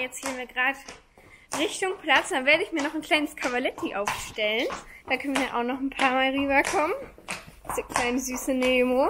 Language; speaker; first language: German; native; German